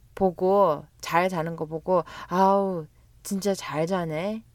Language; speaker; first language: Korean; early bilingual, heritage; Korean